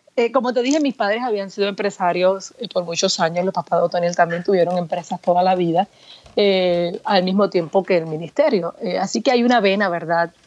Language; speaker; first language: Spanish; native; Spanish